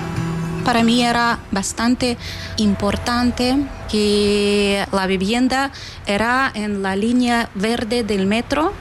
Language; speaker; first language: Spanish; non-native, fluent; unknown